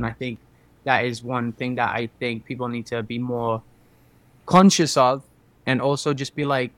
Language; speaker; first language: English; native; English